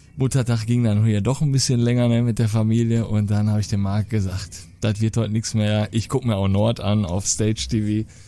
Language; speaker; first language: German; native; German